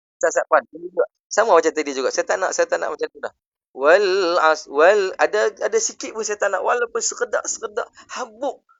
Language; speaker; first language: Malay; native; Malay